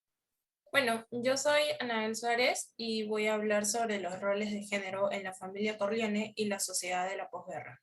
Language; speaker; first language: Spanish; native; Spanish